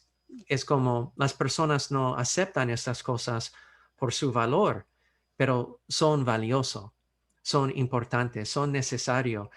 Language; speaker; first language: Spanish; non-native, fluent; English